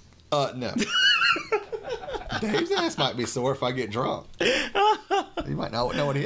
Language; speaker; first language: English; native; English